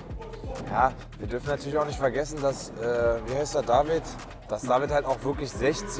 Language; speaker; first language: German; native; German